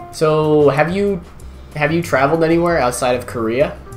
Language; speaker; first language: English; native; English